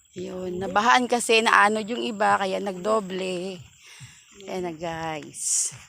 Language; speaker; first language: Filipino; non-native, local second language; Kinaray-a